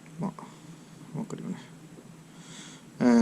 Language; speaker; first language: Japanese; early bilingual, heritage; English